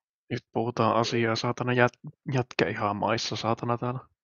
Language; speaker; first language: Finnish; native; Finnish